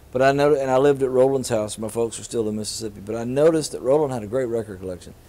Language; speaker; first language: English; native; English